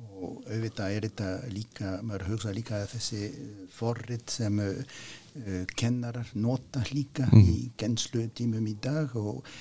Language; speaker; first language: Icelandic; non-native, fluent; French